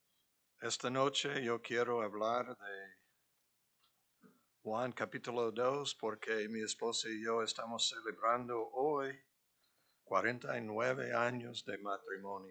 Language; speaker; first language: Spanish; non-native, fluent; English